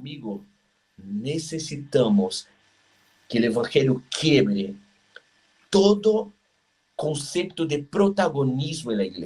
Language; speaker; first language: Spanish; non-native, fluent; Portuguese